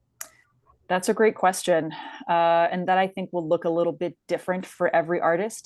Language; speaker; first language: English; native; English